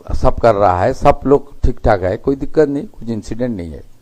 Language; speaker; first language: Hindi; non-native, local second language; Bangla